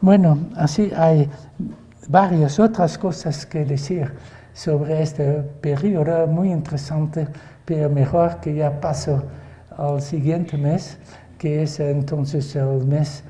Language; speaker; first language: Spanish; non-native, fluent; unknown